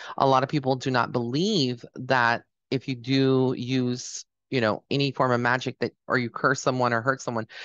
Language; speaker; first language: English; early bilingual, other home language; Spanish